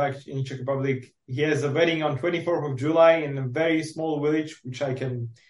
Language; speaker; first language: English; non-native, fluent; Czech